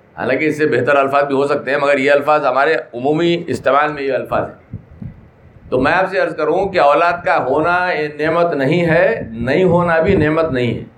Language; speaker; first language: Urdu; native; Urdu